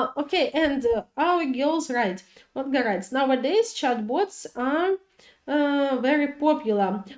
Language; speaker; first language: English; non-native, fluent; Ukrainian